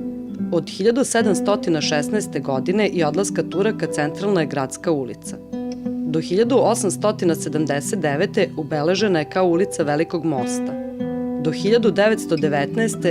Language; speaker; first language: Serbian; native; Serbian